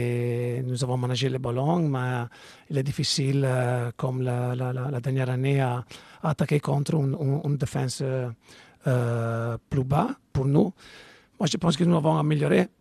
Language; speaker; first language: French; non-native, learner; Italian